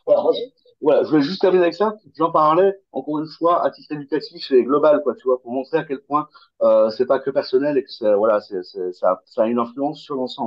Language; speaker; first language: French; native; French